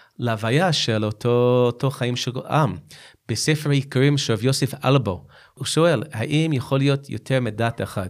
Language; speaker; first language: Hebrew; non-native, fluent; English